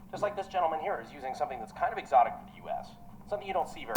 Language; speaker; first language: English; native; English